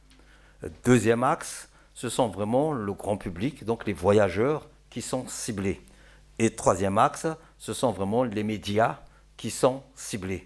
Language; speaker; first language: French; non-native, local second language; Malagasy